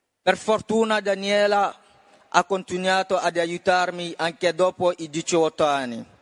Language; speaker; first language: Italian; non-native, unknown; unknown